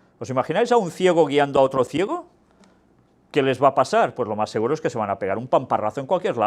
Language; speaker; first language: Spanish; native; Spanish